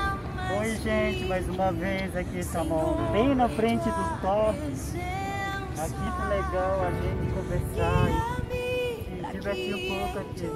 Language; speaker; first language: Portuguese; non-native, local second language; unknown